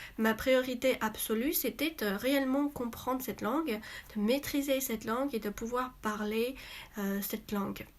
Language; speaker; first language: French; non-native, fluent; Chinese